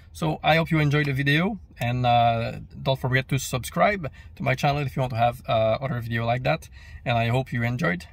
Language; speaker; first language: English; non-native, local second language; French